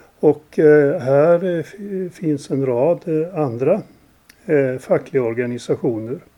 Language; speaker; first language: Swedish; native; Swedish